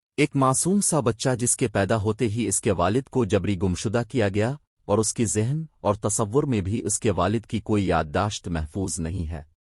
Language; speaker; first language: Urdu; non-native, local second language; Baluchi